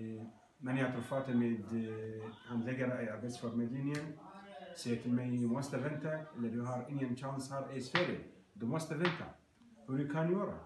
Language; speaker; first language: Swedish; non-native, learner; Arabic